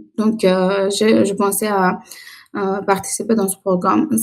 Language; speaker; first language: French; non-native, learner; Persian